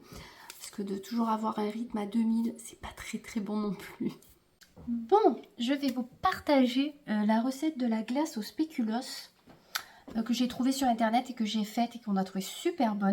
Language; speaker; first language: French; native; French